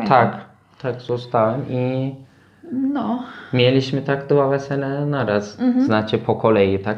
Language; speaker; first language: Polish; non-native, learner; Turkish